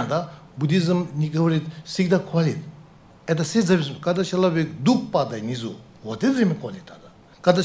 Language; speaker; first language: Russian; non-native, learner; Tibetan